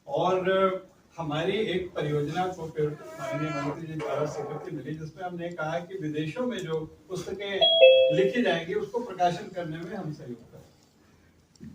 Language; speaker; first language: Hindi; native; Hindi